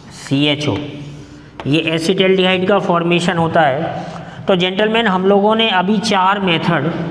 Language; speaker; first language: Hindi; native; Hindi